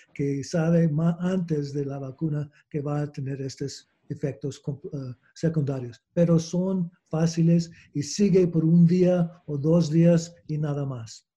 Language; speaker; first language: Spanish; non-native, learner; English